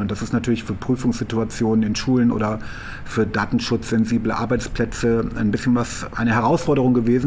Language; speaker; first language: German; native; German